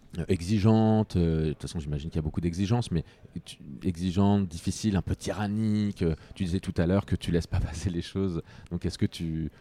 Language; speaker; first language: French; native; French